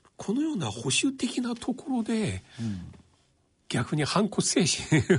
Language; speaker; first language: Japanese; non-native, fluent; Chinese